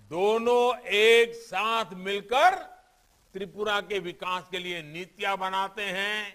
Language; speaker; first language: Hindi; non-native, local second language; Gujarati